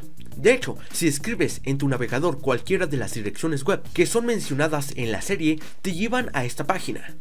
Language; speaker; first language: Spanish; native; Spanish